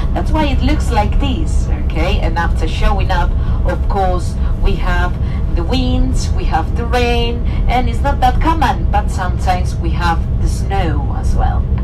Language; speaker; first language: English; non-native, fluent; Spanish